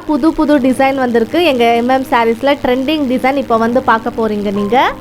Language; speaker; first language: Tamil; native; Tamil